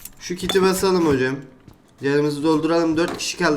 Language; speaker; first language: Turkish; native; Turkish